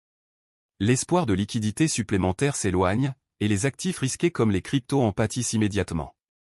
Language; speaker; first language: French; native; French